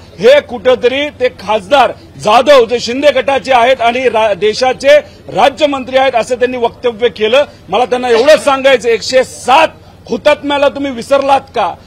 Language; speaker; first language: Marathi; native; Marathi